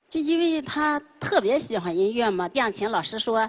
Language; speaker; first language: Chinese; native; Chinese